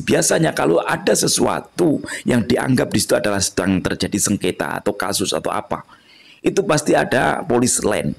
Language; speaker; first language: Indonesian; non-native, local second language; Javanese